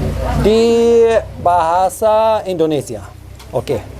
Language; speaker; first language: Indonesian; non-native, learner; German